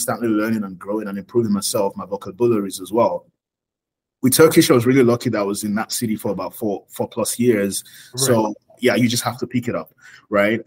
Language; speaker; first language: English; non-native, local second language; Yoruba